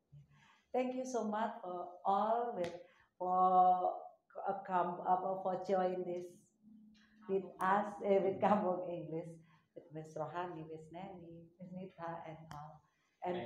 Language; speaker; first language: English; non-native, learner; Indonesian